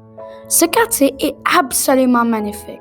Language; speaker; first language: French; non-native, local second language; English